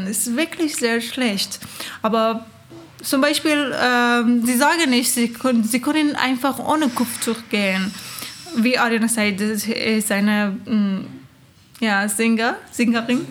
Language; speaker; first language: German; non-native, learner; Persian